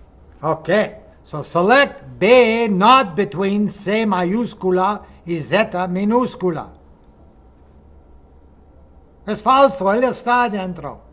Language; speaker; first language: Spanish; non-native, fluent; English